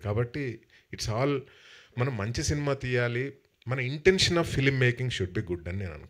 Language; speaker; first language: Telugu; native; Telugu